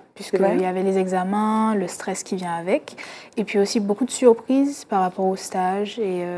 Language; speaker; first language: French; native; French